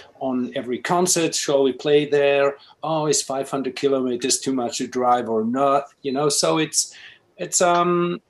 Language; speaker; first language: English; non-native, fluent; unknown